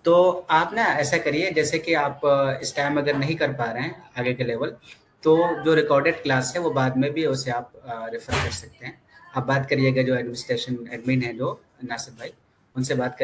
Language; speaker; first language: Hindi; native; Hindi